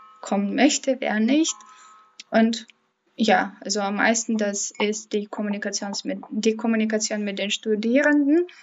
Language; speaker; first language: German; non-native, fluent; Russian